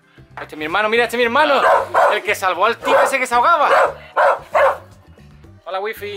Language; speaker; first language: Spanish; native; Spanish